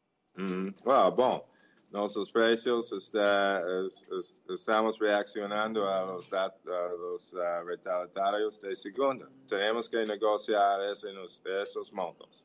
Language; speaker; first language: Portuguese; non-native, learner; English